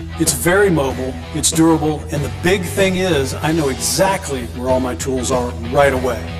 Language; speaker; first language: English; native; English